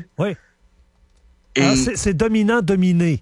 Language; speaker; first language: French; native; French